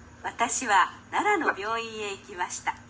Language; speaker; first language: Japanese; non-native, learner; Filipino